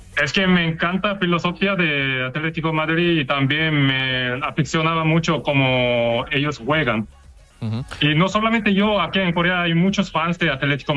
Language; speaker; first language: Spanish; non-native, fluent; Korean